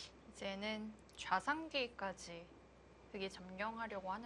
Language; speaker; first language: Korean; native; Korean